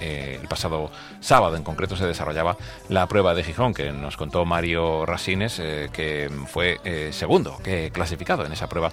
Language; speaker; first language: Spanish; native; Spanish